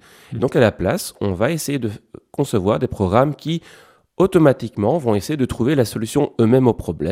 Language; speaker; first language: French; native; French